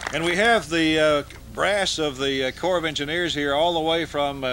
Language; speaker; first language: English; native; English